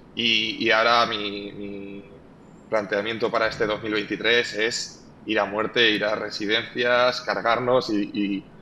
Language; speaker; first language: Spanish; native; Spanish